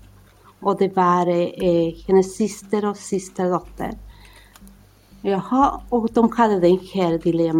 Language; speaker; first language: Swedish; non-native, fluent; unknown